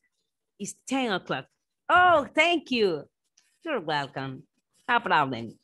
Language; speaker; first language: English; non-native, fluent; Spanish